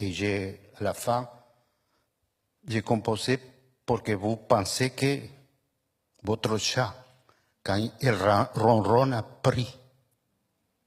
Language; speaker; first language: French; non-native, fluent; Spanish